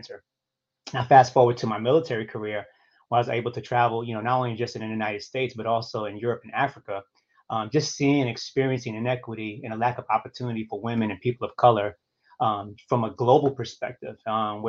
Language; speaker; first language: English; native; English